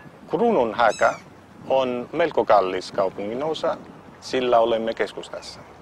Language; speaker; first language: Finnish; non-native, fluent; Italian